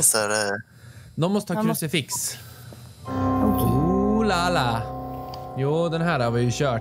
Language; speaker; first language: Swedish; native; Swedish